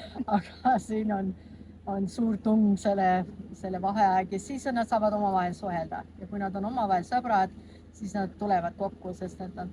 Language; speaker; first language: Estonian; early bilingual, heritage; Estonian